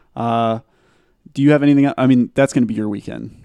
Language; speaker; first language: English; native; English